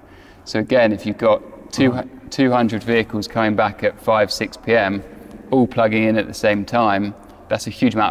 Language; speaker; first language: English; native; English